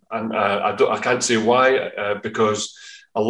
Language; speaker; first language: English; native; English